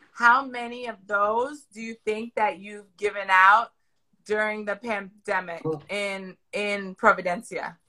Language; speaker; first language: English; native; English